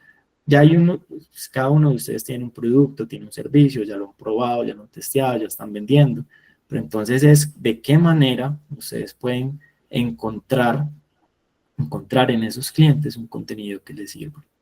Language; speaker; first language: Spanish; native; Spanish